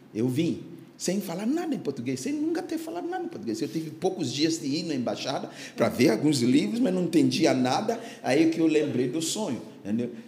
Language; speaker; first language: Portuguese; non-native, fluent; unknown